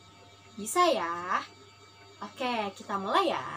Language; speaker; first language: Indonesian; native; Indonesian